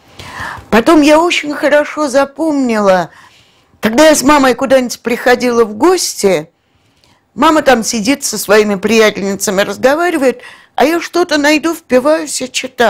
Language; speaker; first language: Russian; native; Russian